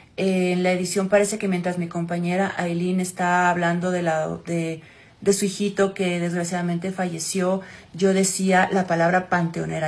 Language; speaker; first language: Spanish; native; Spanish